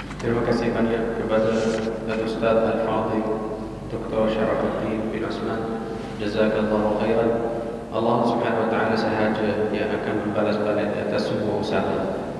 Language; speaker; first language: Malay; non-native, fluent; Arabic